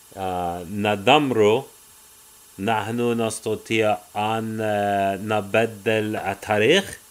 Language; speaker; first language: Arabic; non-native, learner; English